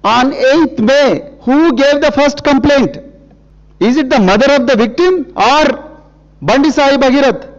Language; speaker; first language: English; non-native, local second language; Telugu